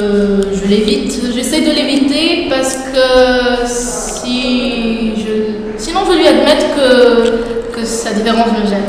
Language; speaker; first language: French; non-native, local second language; Arabic